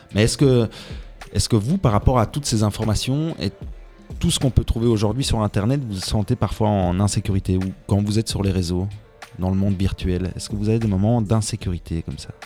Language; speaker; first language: French; native; French